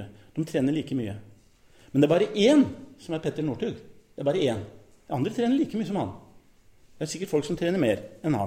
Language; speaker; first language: Norwegian; native; Norwegian